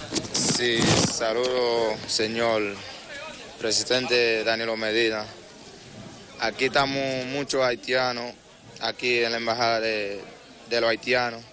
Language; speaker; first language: Spanish; non-native, learner; Haitian Creole